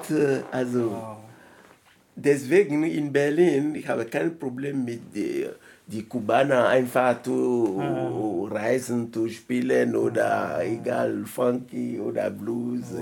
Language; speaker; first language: German; non-native, learner; French